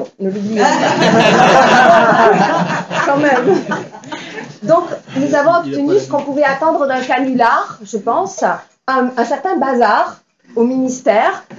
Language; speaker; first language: French; native; French